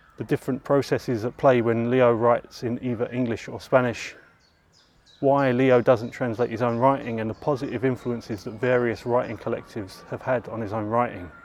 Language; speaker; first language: English; native; English